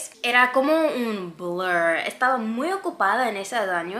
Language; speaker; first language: Spanish; non-native, fluent; English